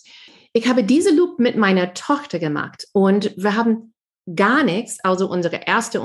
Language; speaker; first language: German; non-native, fluent; English